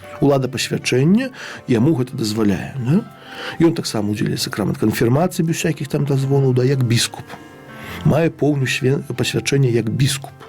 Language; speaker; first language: Belarusian; native; Belarusian